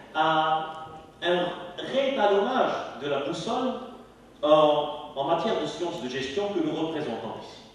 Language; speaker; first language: French; non-native, local second language; Arabic